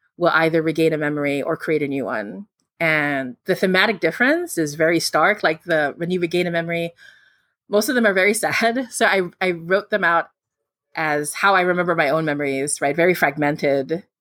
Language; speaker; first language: English; non-native, local second language; Filipino